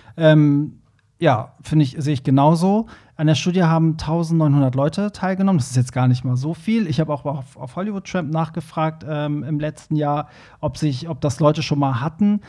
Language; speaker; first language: German; early bilingual, other home language; Persian